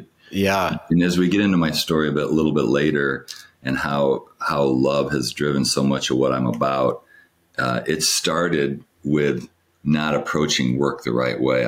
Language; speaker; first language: English; native; English